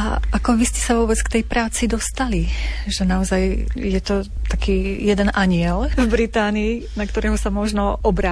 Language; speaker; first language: Slovak; native; Slovak